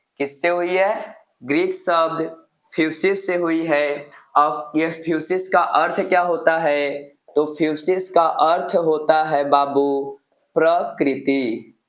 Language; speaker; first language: Hindi; native; Hindi